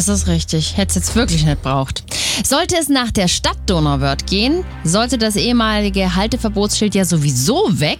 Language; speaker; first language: German; native; German